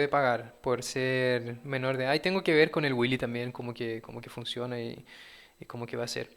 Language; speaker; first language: Spanish; early bilingual, heritage; Portuguese